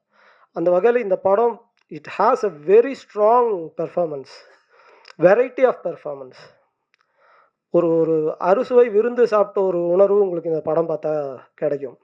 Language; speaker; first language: Tamil; native; Tamil